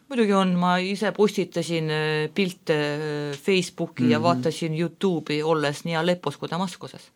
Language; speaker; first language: Estonian; non-native, local second language; Russian